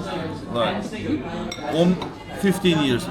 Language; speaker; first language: English; non-native, learner; Turkish